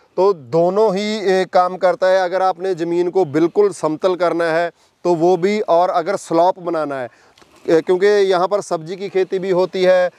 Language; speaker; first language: Hindi; non-native, local second language; Punjabi